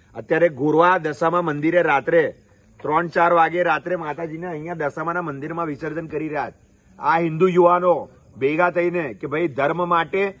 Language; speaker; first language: Gujarati; native; Gujarati